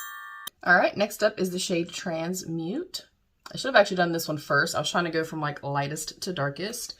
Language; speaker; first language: English; native; English